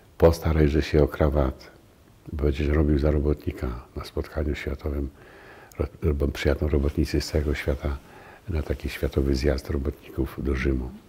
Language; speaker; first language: Polish; native; Polish